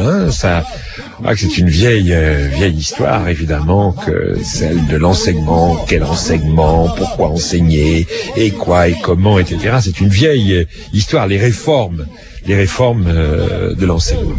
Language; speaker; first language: French; native; French